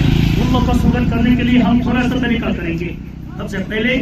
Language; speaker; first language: Hindi; non-native, local second language; Thado Chin